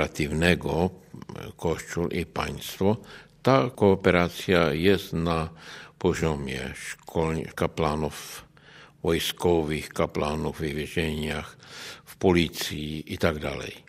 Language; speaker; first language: Polish; non-native, learner; Czech